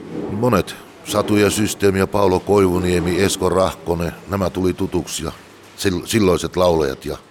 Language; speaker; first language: Finnish; native; Finnish